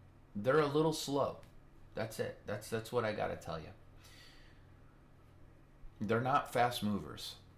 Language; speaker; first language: English; native; English